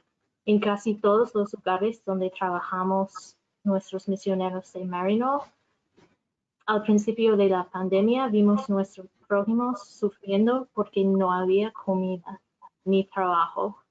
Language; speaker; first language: Spanish; non-native, fluent; English